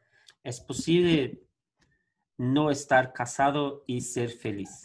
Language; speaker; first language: Spanish; non-native, learner; Portuguese